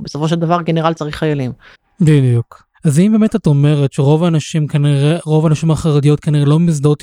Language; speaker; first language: Hebrew; native; Hebrew